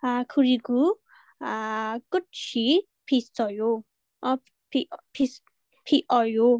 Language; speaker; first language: Korean; non-native, learner; Burmese